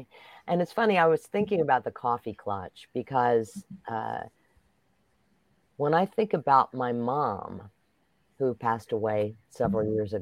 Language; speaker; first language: English; native; English